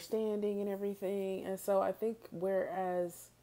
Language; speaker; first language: English; native; English